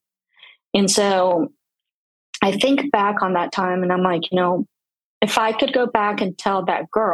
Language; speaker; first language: English; non-native, fluent; Spanish